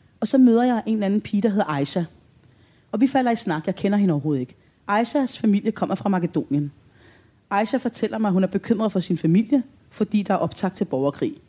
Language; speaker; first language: Danish; early bilingual, other home language; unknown